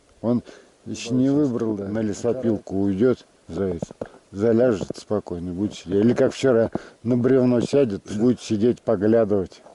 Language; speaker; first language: Russian; native; Russian